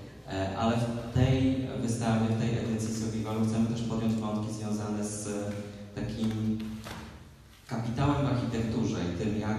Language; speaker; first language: Polish; native; Polish